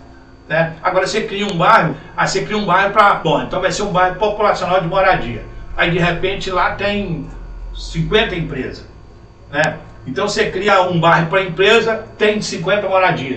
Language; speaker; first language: Portuguese; native; Portuguese